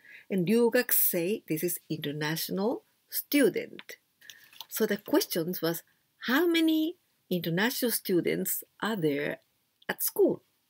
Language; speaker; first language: English; non-native, fluent; Japanese